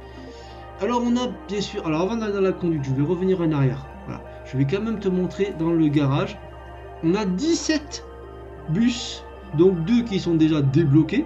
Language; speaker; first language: French; native; French